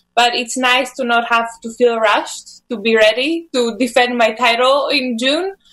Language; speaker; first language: English; non-native, fluent; Greek